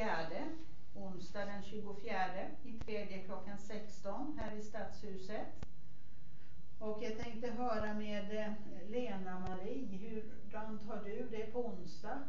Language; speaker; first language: Swedish; native; Swedish